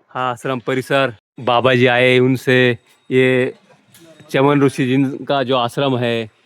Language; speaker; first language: Hindi; non-native, local second language; Marathi